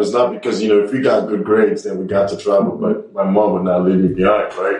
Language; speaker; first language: English; non-native, local second language; Yoruba